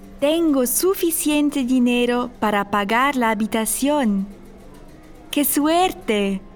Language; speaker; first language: Spanish; non-native, fluent; German